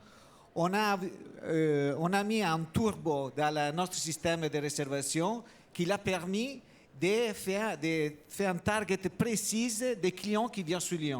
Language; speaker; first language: French; non-native, learner; Italian